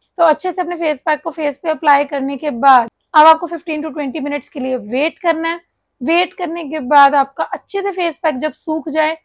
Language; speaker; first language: Hindi; native; Hindi